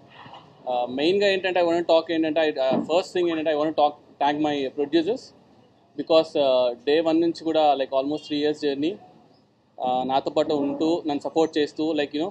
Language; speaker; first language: Telugu; native; Telugu